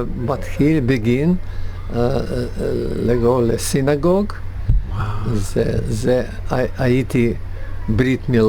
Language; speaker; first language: Hebrew; non-native, learner; Russian